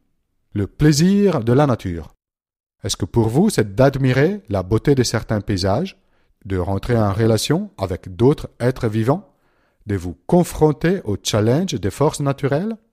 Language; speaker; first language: French; non-native, fluent; Italian